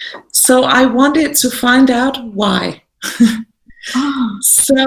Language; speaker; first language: English; non-native, fluent; Danish